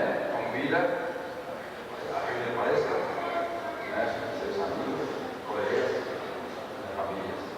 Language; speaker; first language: Portuguese; non-native, learner; Japanese